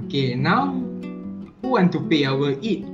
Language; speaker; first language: English; non-native, learner; Malay